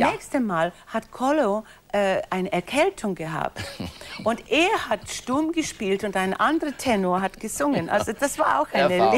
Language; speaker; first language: German; non-native, fluent; English